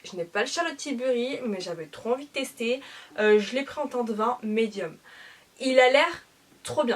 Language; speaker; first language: French; native; French